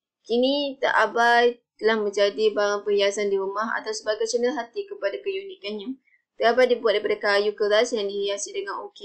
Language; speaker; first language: Malay; native; Malay